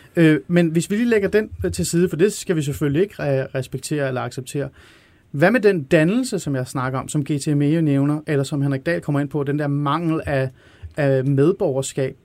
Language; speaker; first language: Danish; early bilingual, other home language; Persian